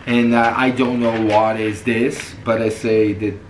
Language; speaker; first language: English; non-native, learner; Portuguese